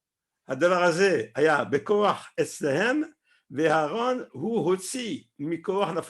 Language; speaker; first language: Hebrew; non-native, fluent; French